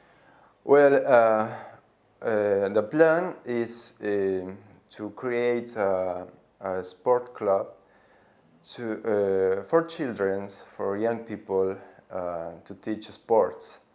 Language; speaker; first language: English; non-native, learner; Spanish